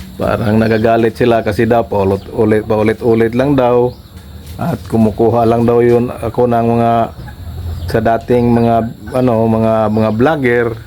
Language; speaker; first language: Filipino; non-native, local second language; Cebuano